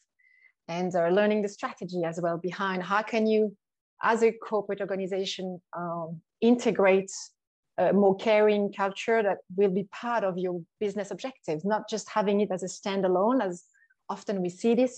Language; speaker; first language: English; non-native, fluent; French